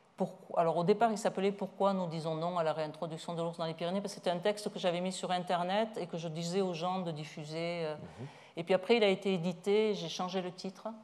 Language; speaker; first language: French; native; French